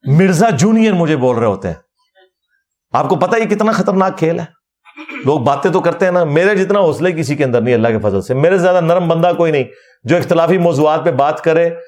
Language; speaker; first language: Urdu; non-native, local second language; Punjabi